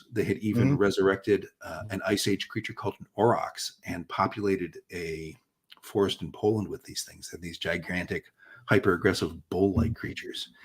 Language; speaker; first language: English; native; English